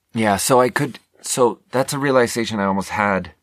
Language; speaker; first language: English; non-native, fluent; Swedish